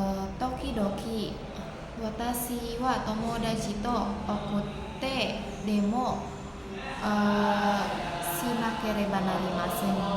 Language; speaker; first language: Japanese; non-native, learner; Indonesian